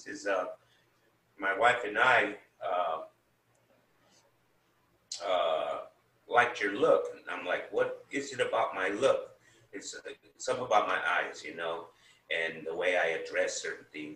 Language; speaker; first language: English; native; English